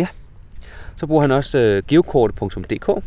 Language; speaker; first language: Danish; native; Danish